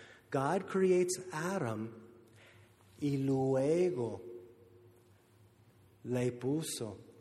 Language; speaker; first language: Spanish; non-native, fluent; English